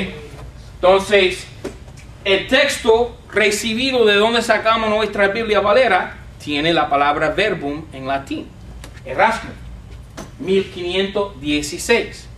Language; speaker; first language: Spanish; non-native, fluent; English